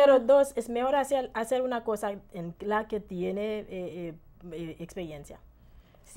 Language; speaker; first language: Spanish; non-native, fluent; Haitian Creole